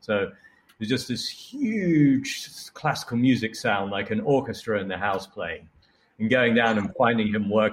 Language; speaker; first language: English; native; English